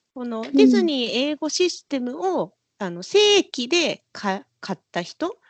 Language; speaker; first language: Japanese; native; Japanese